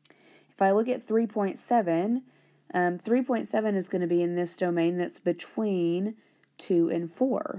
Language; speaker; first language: English; native; English